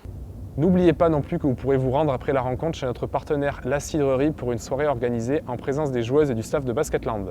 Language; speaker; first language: French; native; French